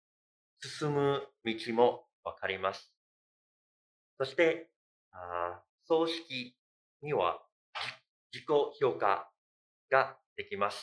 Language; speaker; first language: Japanese; non-native, fluent; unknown